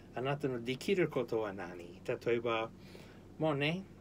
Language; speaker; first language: Japanese; non-native, learner; English